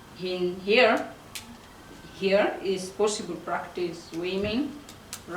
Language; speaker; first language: English; non-native, learner; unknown